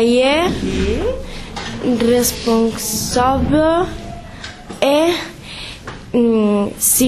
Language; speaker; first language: French; non-native, learner; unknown